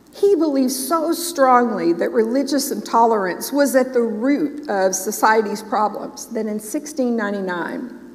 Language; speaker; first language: English; native; English